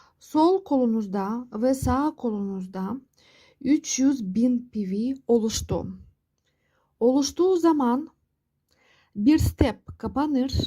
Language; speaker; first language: Turkish; non-native, fluent; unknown